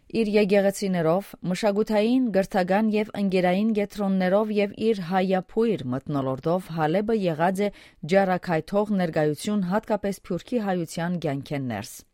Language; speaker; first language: Armenian; early bilingual, heritage; Armenian